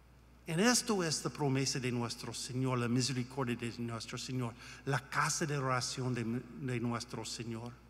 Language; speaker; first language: Spanish; non-native, learner; English